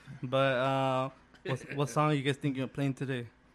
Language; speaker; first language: English; early bilingual, other home language; Spanish